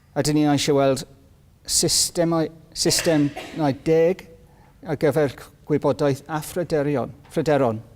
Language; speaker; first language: Welsh; non-native, learner; English